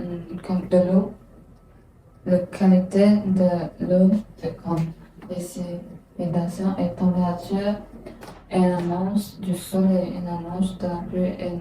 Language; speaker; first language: French; non-native, learner; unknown